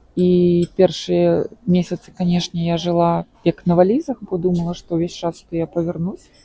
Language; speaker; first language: Belarusian; native; Belarusian